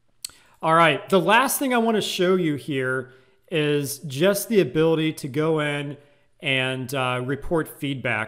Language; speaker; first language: English; native; English